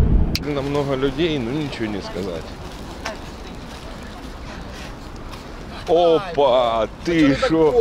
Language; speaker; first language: Russian; native; Russian